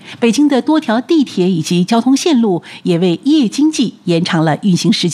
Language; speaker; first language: Chinese; native; Chinese